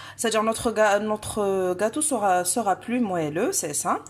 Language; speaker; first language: French; non-native, local second language; Arabic